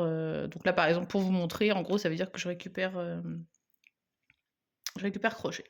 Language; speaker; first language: French; native; French